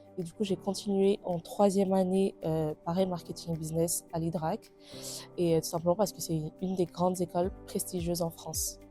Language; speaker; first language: French; non-native, local second language; Malagasy